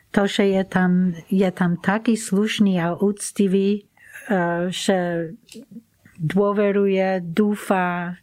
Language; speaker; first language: Slovak; non-native, fluent; English